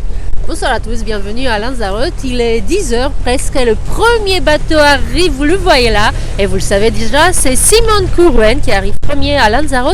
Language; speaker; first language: French; native; French